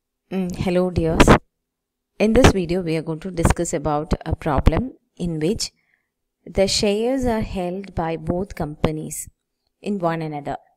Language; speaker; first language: English; non-native, local second language; Malayalam